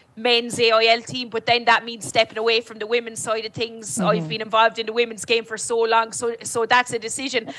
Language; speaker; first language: English; native; English